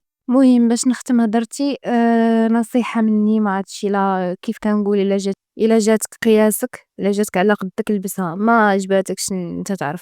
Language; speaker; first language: Arabic; native; Arabic